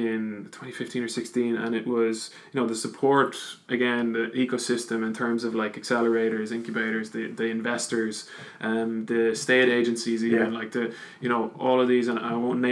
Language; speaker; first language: English; native; English